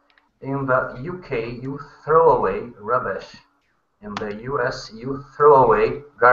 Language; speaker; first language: English; non-native, fluent; Portuguese